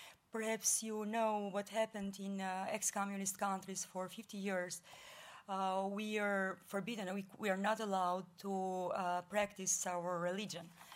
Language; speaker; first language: English; non-native, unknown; Albanian